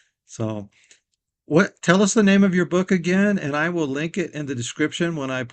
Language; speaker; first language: English; native; English